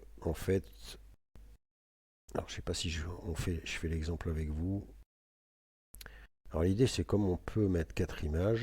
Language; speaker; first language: French; native; French